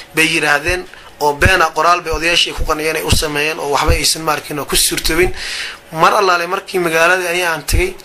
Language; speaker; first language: Somali; non-native, local second language; Maay